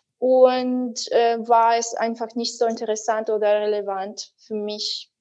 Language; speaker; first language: German; non-native, fluent; Russian